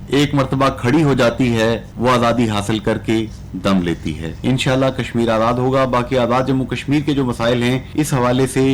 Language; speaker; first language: Urdu; non-native, local second language; Punjabi